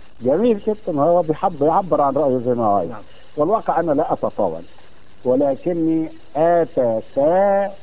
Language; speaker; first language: Arabic; native; Arabic